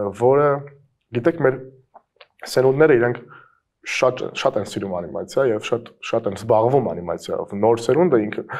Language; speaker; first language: Armenian; native; Armenian